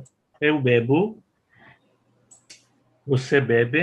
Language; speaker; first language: Portuguese; non-native, learner; Hebrew